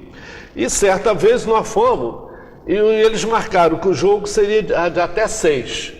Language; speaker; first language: Portuguese; native; Portuguese